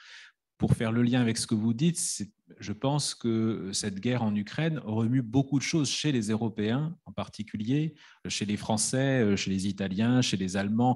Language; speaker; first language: French; native; French